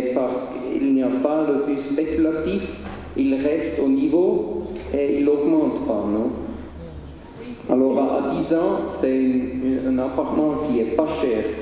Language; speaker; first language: French; non-native, local second language; Swiss German